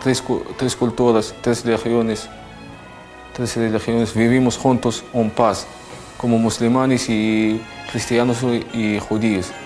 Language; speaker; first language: Spanish; non-native, learner; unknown